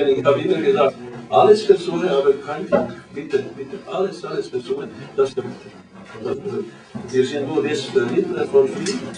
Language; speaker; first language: German; non-native, learner; Croatian